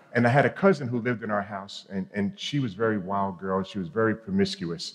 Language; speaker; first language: English; native; English